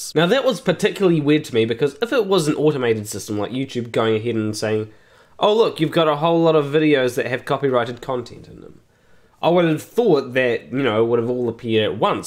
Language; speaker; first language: English; native; English